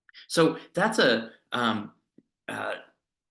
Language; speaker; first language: English; native; English